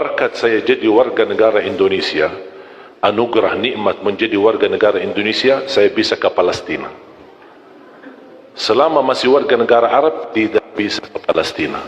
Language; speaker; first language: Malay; non-native, fluent; Arabic